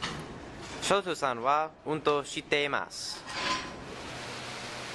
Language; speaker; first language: Japanese; non-native, learner; English